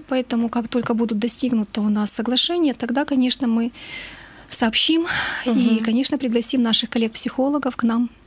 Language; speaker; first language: Russian; native; Russian